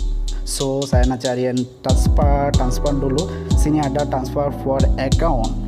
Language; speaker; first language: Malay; non-native, learner; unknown